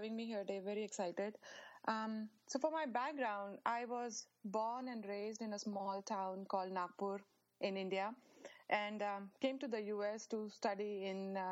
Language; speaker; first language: English; non-native, local second language; Marathi